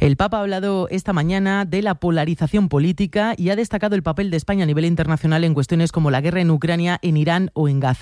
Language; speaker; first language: Spanish; native; Spanish